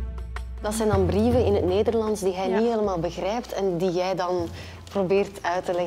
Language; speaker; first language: Dutch; native; Dutch